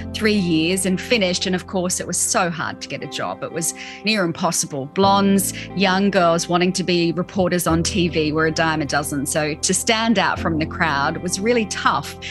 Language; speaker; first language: English; native; English